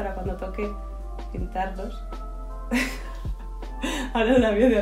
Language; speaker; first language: Spanish; native; Spanish